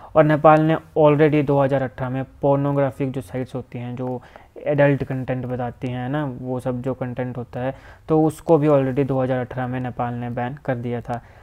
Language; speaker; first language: Hindi; native; Hindi